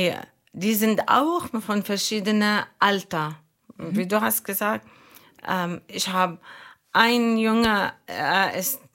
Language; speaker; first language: German; non-native, fluent; Arabic